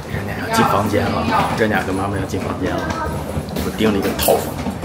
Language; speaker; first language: Chinese; native; Chinese